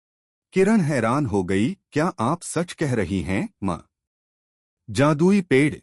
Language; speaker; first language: Hindi; native; Hindi